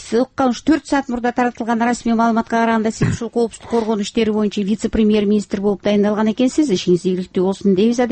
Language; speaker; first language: Kyrgyz; native; Kyrgyz